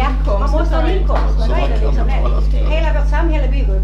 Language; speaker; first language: Swedish; native; Swedish